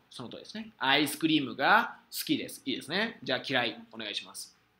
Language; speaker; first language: Japanese; non-native, fluent; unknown